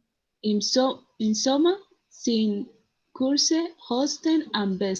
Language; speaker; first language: German; non-native, learner; Spanish